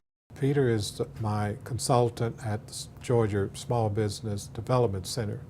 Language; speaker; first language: English; native; English